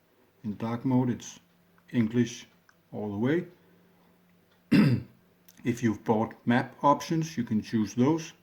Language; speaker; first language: English; non-native, fluent; Danish